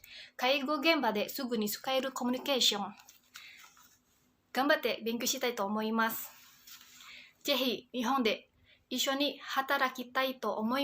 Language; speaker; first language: Japanese; non-native, fluent; Indonesian